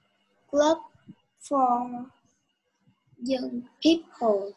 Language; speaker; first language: English; non-native, learner; Vietnamese